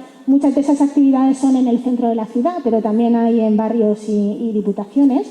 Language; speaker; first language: Spanish; native; Spanish